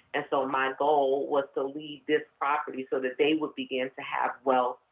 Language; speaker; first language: English; native; English